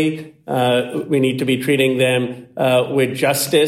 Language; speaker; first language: English; native; English